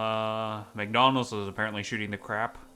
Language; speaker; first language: English; native; English